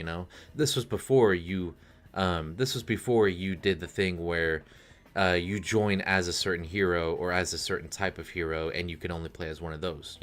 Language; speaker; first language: English; native; English